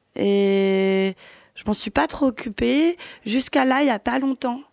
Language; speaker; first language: French; early bilingual, other home language; Arabic